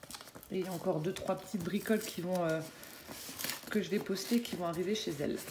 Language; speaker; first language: French; native; French